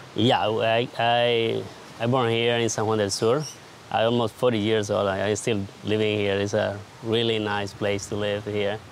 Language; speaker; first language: English; non-native, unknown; Spanish